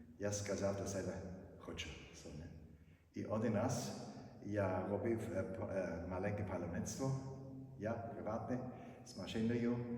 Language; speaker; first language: Ukrainian; non-native, fluent; German